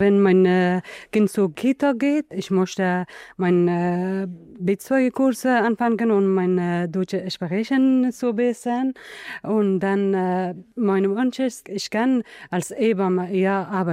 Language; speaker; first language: German; non-native, learner; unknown